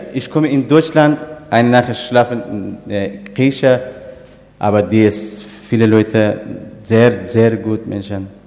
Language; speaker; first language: German; non-native, learner; Persian